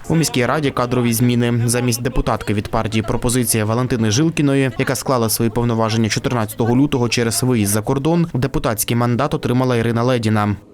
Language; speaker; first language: Ukrainian; native; Ukrainian